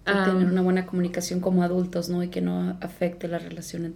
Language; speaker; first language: Spanish; native; Spanish